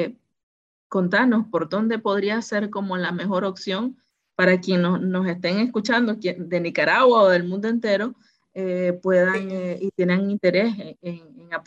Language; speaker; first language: Spanish; native; Spanish